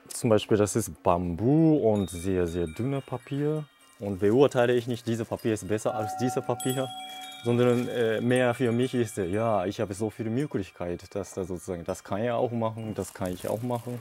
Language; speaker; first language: German; non-native, fluent; Japanese